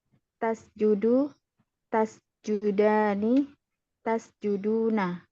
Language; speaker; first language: Arabic; non-native, learner; Indonesian